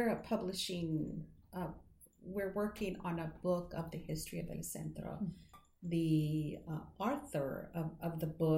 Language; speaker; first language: English; native; English